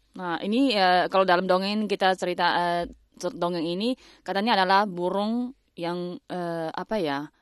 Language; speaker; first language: Indonesian; non-native, fluent; Chinese